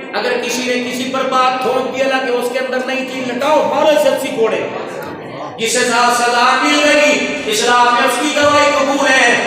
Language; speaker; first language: Urdu; non-native, local second language; Punjabi